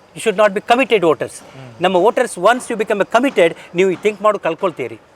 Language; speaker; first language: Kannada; native; Kannada